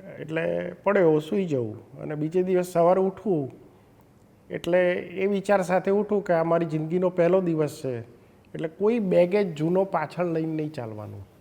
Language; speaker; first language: Gujarati; native; Gujarati